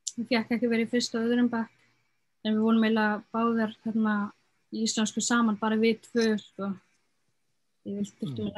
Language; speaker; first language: Icelandic; early bilingual, other home language; Arabic